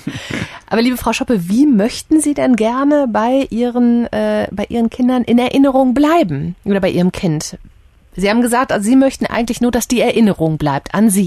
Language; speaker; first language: German; native; German